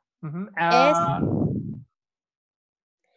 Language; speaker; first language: Hungarian; non-native, fluent; Indonesian